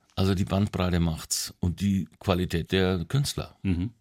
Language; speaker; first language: German; native; German